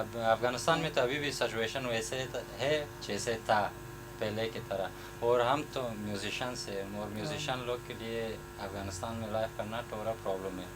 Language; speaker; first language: Hindi; non-native, fluent; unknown